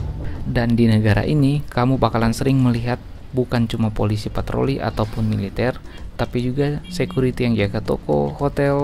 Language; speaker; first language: Indonesian; native; Indonesian